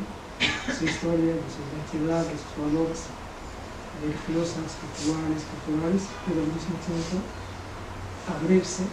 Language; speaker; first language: Spanish; non-native, fluent; Arabic